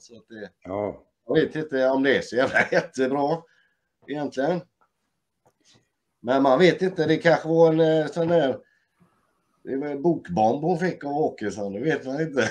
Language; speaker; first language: Swedish; native; Swedish